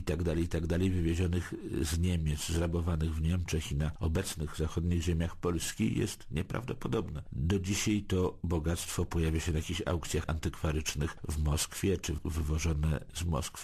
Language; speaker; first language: Polish; native; Polish